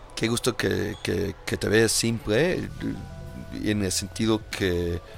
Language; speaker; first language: Spanish; non-native, fluent; English